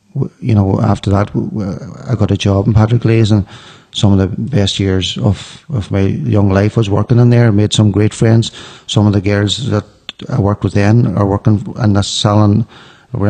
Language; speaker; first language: English; native; English